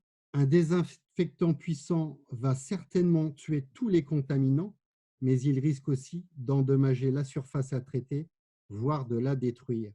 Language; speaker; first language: French; native; French